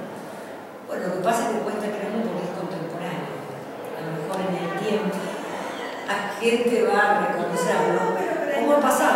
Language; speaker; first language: Spanish; native; Spanish